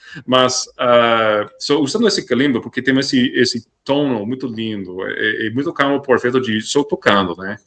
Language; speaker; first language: Portuguese; non-native, fluent; English